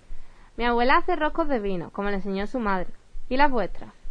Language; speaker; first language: Spanish; native; Spanish